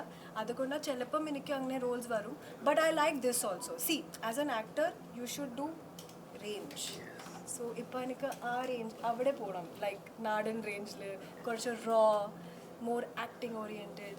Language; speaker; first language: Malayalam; early bilingual, heritage; Malayalam